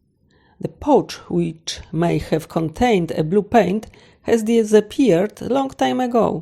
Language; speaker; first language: English; non-native, fluent; Polish